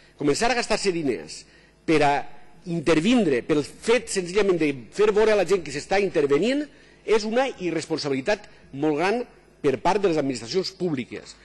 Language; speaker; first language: Catalan; native; Catalan